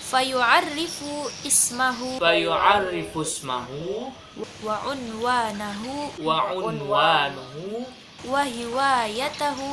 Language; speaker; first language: Arabic; non-native, fluent; Indonesian